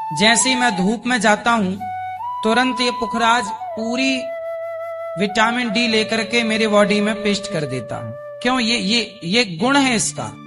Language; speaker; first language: Hindi; native; Hindi